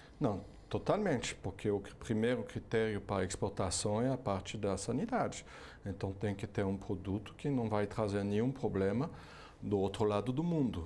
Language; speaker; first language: Portuguese; non-native, fluent; French